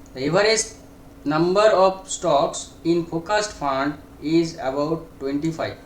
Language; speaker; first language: English; non-native, local second language; Bangla